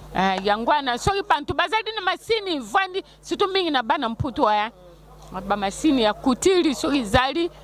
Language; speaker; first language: Lingala; non-native, local second language; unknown